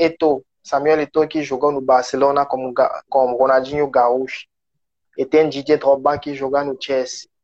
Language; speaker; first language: Portuguese; non-native, learner; French